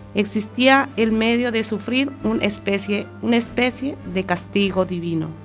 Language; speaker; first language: Spanish; native; Spanish